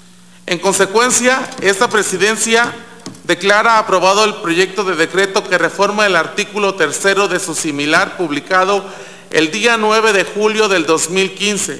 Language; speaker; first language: Spanish; native; Spanish